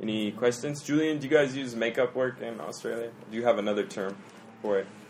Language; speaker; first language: English; native; English